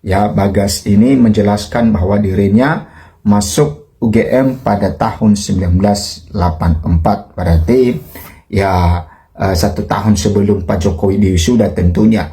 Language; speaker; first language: Indonesian; native; Indonesian